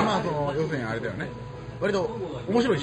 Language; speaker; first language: Japanese; native; Japanese